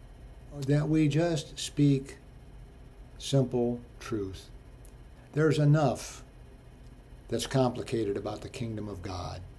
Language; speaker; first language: English; native; English